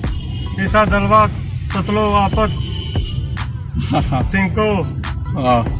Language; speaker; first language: Filipino; non-native, learner; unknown